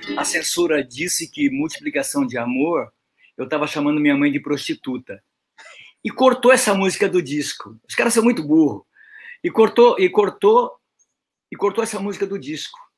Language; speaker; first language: Portuguese; native; Portuguese